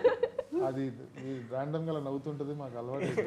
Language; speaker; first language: Telugu; native; Telugu